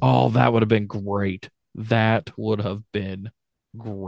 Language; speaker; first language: English; native; English